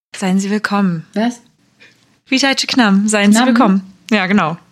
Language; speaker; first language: German; native; German